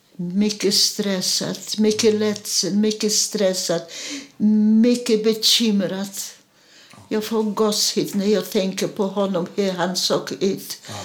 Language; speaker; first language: Swedish; non-native, fluent; Polish